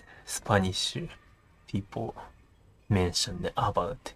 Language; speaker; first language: English; non-native, learner; Japanese